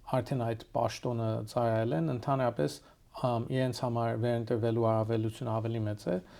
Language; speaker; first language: Armenian; early bilingual, heritage; Armenian